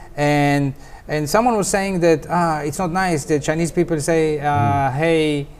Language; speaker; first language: English; non-native, fluent; Hebrew